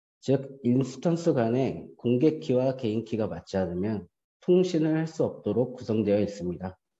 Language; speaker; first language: Korean; native; Korean